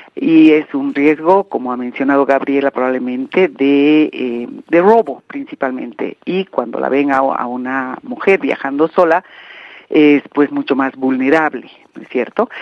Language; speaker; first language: Spanish; native; Spanish